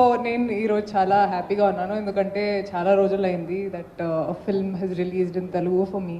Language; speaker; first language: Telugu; non-native, local second language; Hindi